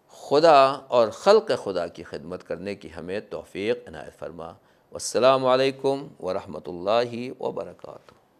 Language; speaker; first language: Hindi; native; Hindi